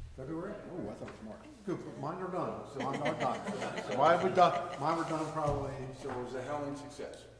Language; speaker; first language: English; native; English